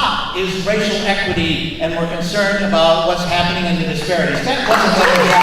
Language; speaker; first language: English; native; English